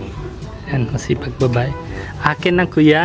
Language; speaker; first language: Filipino; non-native, learner; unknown